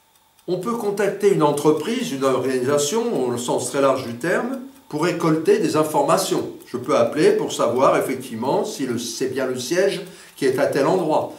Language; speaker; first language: French; native; French